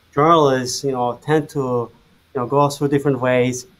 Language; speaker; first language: English; non-native, fluent; Azerbaijani